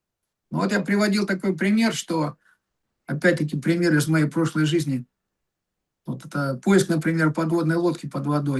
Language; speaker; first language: Russian; native; Russian